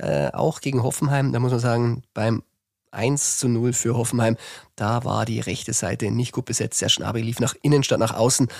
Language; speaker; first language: German; native; German